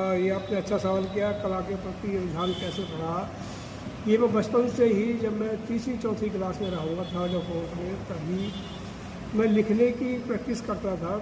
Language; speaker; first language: Hindi; native; Hindi